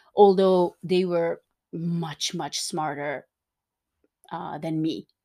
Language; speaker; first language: English; non-native, fluent; Turkmen